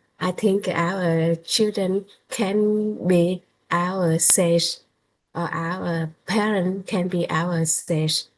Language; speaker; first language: English; non-native, learner; Vietnamese